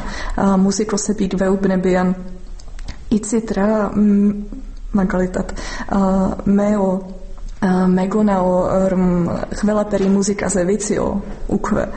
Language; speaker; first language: Georgian; non-native, fluent; Czech